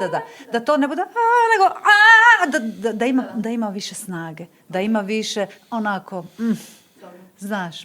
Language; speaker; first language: Bosnian; native; Bosnian